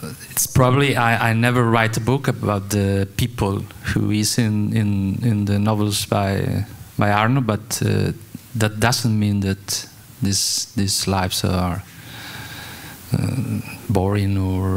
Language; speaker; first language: English; non-native, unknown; Spanish